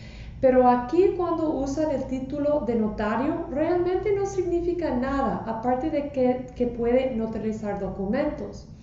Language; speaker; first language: Spanish; non-native, fluent; English